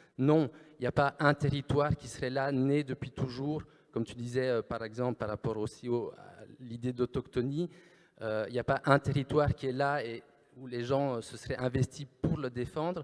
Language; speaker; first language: French; native; French